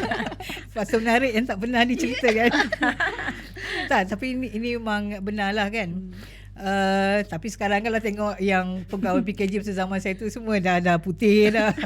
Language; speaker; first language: Malay; native; Malay